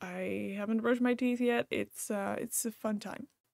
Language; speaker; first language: English; non-native, fluent; Dutch